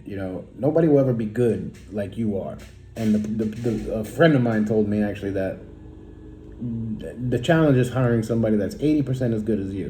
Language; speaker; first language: English; native; English